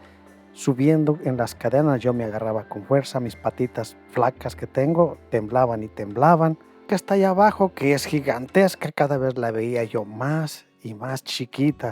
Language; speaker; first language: Spanish; native; Spanish